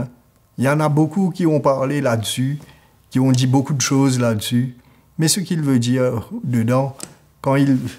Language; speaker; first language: French; native; French